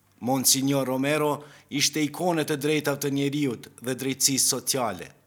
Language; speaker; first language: Albanian; native; Albanian